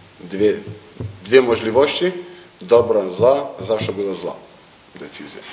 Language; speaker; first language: Polish; non-native, learner; Lithuanian